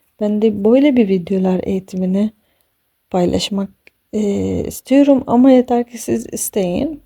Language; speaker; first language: Turkish; non-native, fluent; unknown